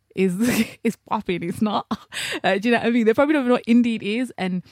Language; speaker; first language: English; native; English